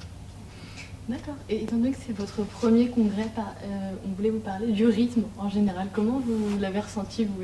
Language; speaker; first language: French; native; French